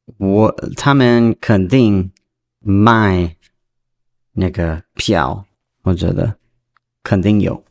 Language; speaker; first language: Chinese; non-native, learner; English